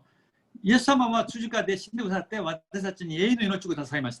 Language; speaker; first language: Japanese; non-native, fluent; Korean